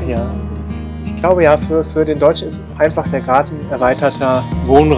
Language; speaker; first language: German; native; German